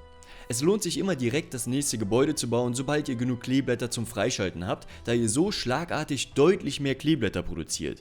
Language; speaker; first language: German; native; German